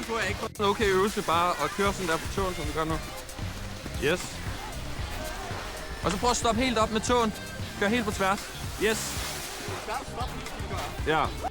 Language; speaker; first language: Danish; native; Danish